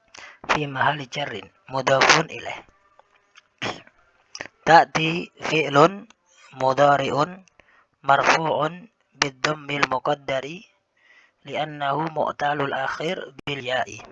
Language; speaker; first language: Arabic; non-native, fluent; Indonesian